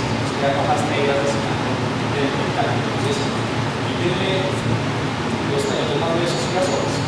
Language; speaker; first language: Spanish; native; Spanish